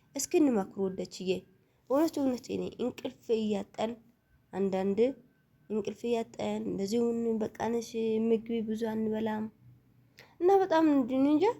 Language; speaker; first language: Amharic; non-native, local second language; Tigrinya